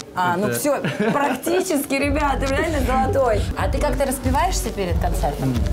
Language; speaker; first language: Russian; native; Russian